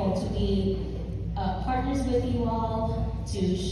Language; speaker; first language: English; native; English